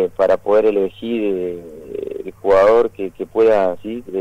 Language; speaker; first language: Spanish; native; Spanish